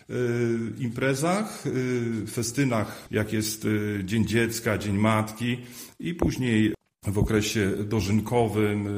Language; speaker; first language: Polish; native; Polish